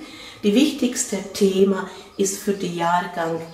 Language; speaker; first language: German; non-native, fluent; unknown